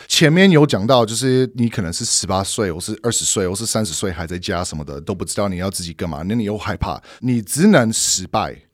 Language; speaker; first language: Chinese; non-native, fluent; English